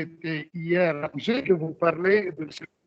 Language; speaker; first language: French; non-native, local second language; Arabic